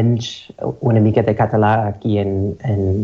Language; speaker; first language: Catalan; non-native, learner; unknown